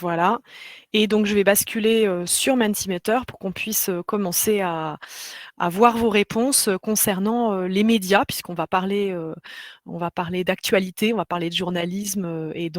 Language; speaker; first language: French; native; French